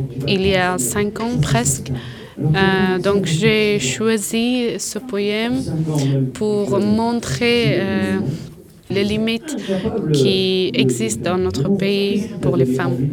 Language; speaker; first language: French; non-native, learner; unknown